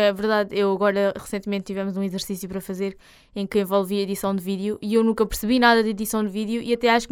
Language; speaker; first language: Portuguese; native; Portuguese